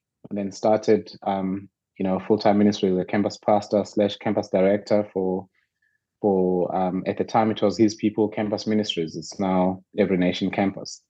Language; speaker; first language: English; non-native, local second language; Zulu